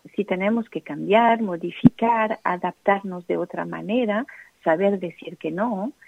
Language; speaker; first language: Spanish; non-native, fluent; French